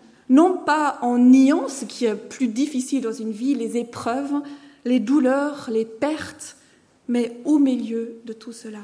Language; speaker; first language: French; non-native, fluent; German